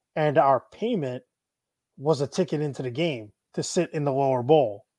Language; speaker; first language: English; native; English